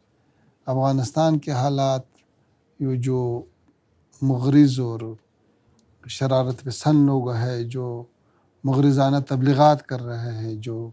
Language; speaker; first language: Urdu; non-native, fluent; Pashto